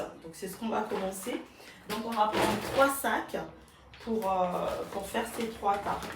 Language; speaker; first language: French; native; French